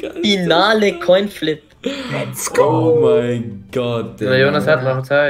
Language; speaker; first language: German; native; German